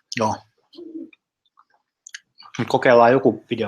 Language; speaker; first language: Finnish; native; Finnish